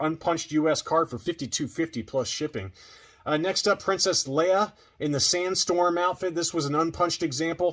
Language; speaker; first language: English; native; English